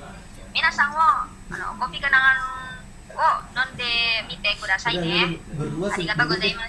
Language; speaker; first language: Japanese; non-native, learner; Indonesian